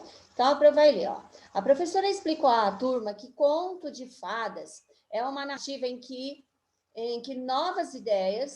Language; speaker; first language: Portuguese; native; Portuguese